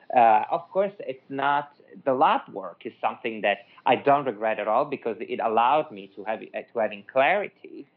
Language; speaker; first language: English; non-native, fluent; Italian